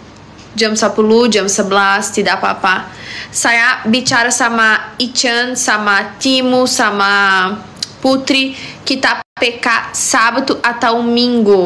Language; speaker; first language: Indonesian; non-native, learner; Portuguese